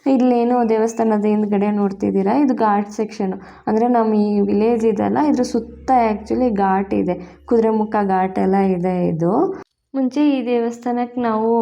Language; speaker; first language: Kannada; non-native, local second language; Tulu